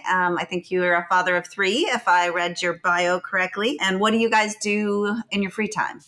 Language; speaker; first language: English; native; English